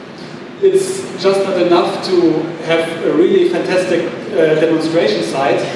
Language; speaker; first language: English; non-native, fluent; German